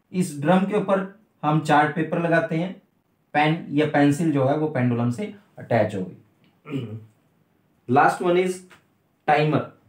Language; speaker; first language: Hindi; native; Hindi